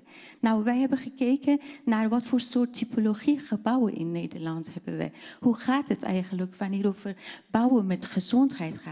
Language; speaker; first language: Dutch; non-native, fluent; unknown